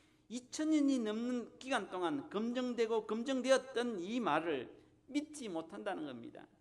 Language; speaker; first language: Korean; native; Korean